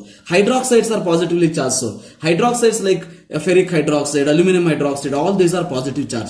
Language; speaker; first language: English; non-native, local second language; Kannada